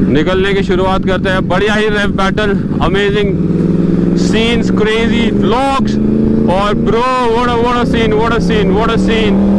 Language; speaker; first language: Hindi; native; Hindi